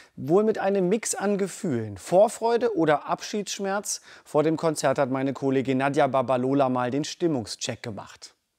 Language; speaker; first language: German; native; German